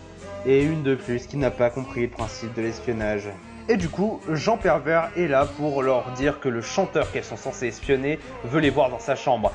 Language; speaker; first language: French; native; French